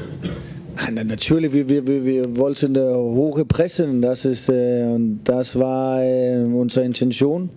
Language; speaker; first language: German; non-native, learner; Danish